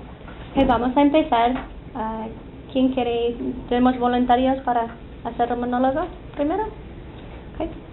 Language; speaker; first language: Spanish; non-native, fluent; English